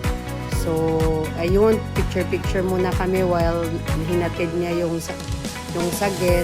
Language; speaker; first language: Filipino; non-native, local second language; Cebuano